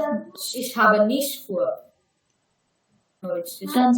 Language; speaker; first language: German; non-native, learner; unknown